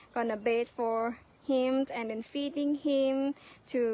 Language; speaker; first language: English; non-native, fluent; Thai